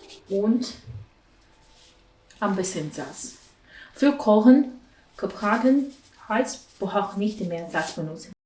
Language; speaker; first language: German; non-native, learner; Chinese